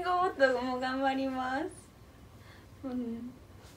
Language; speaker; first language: Japanese; early bilingual, other home language; Portuguese